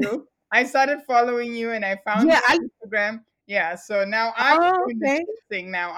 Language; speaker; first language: English; non-native, local second language; Shona